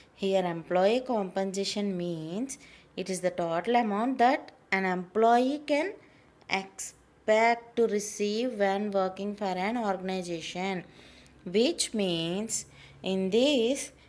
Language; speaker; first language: English; non-native, local second language; Telugu